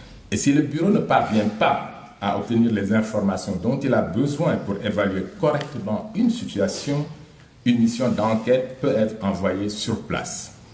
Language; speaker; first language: French; non-native, local second language; Wolof